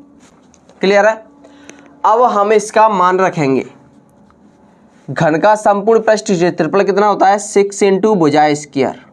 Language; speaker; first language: Hindi; native; Hindi